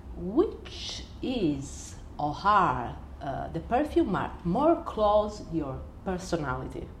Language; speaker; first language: English; non-native, learner; Italian